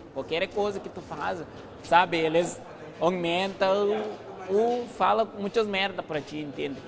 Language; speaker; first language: Portuguese; non-native, fluent; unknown